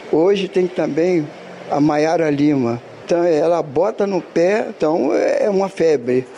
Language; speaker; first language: Portuguese; native; Portuguese